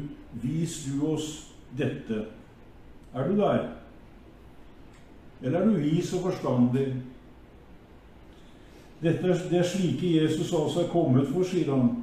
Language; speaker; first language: Norwegian; native; Norwegian